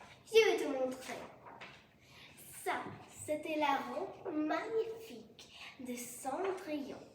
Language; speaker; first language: French; non-native, learner; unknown